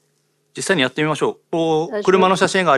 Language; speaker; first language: Japanese; native; Japanese